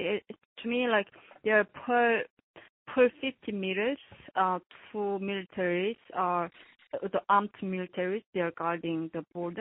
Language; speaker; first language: English; non-native, fluent; Korean